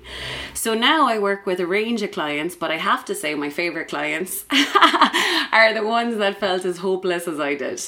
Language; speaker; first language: English; native; English